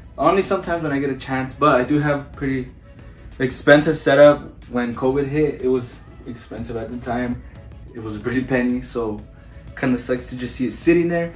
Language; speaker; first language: English; early bilingual, other home language; Spanish